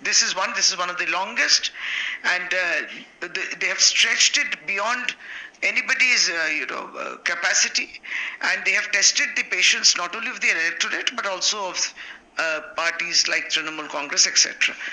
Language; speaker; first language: English; non-native, local second language; Bangla